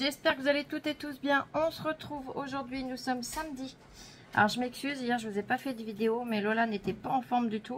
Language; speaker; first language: French; native; French